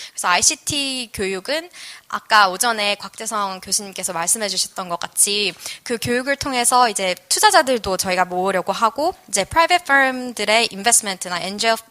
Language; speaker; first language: Korean; native; Korean